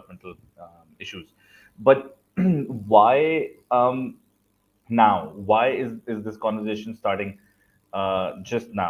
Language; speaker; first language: English; non-native, local second language; Urdu